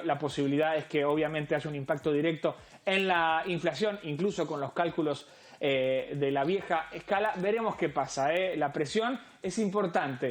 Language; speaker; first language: Spanish; native; Spanish